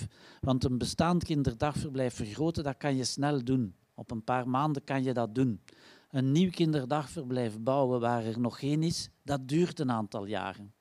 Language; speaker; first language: Dutch; native; Dutch